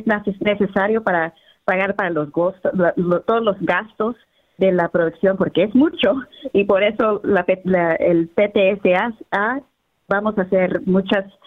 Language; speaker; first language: Spanish; early bilingual, heritage; Spanish